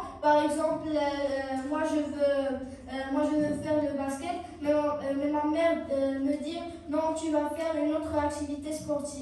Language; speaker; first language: French; non-native, learner; Arabic